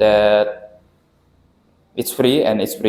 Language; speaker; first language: English; non-native, learner; Indonesian